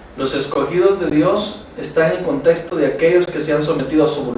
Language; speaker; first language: Spanish; native; Spanish